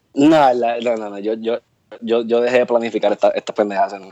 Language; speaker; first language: Spanish; native; Spanish